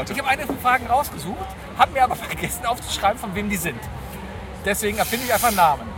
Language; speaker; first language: German; native; German